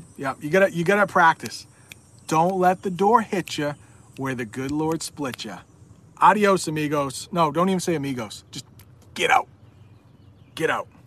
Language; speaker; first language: English; native; English